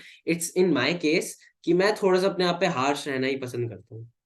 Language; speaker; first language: Hindi; native; Hindi